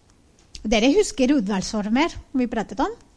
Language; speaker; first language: Norwegian; non-native, fluent; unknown